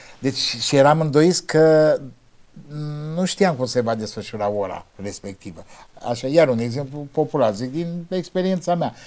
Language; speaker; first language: Romanian; native; Romanian